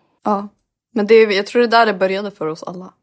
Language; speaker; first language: Swedish; native; Swedish